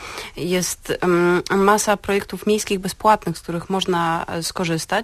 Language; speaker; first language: Polish; native; Polish